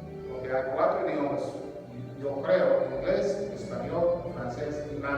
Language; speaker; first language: Spanish; non-native, learner; English